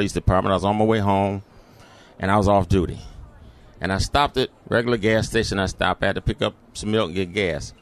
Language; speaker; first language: English; native; English